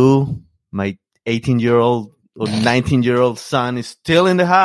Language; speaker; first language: English; non-native, fluent; Spanish